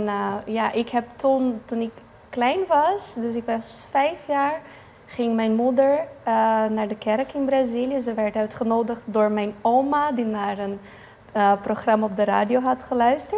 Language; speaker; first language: Dutch; non-native, fluent; Portuguese